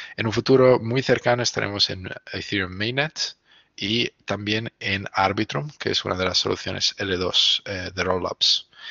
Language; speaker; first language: Spanish; non-native, fluent; Italian